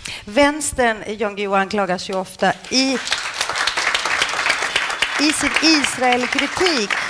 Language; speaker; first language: Swedish; native; Swedish